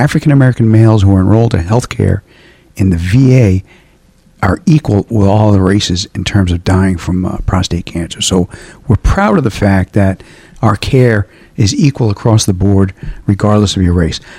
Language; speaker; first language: English; native; English